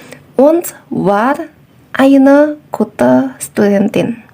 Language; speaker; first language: German; non-native, fluent; Indonesian